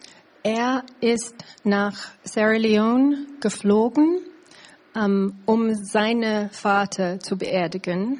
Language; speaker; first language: German; non-native, learner; English